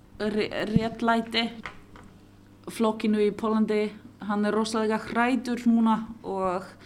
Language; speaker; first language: Icelandic; non-native, local second language; Polish